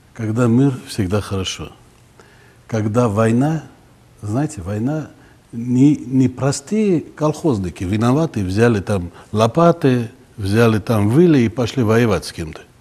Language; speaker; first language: Russian; non-native, local second language; Armenian